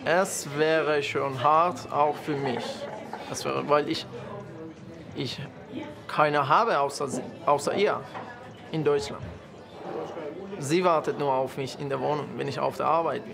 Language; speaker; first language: German; non-native, learner; Persian